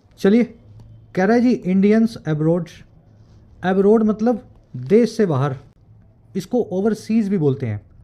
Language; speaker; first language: Hindi; native; Hindi